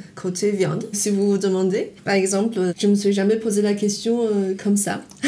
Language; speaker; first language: French; non-native, fluent; Chinese